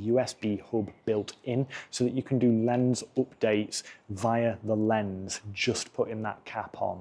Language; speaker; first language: English; native; English